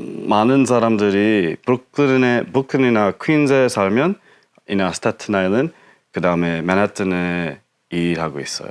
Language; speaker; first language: Korean; non-native, learner; English